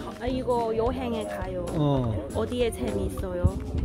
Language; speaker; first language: Korean; non-native, learner; Cantonese